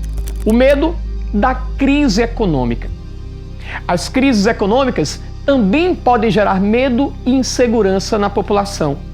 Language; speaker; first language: Portuguese; native; Portuguese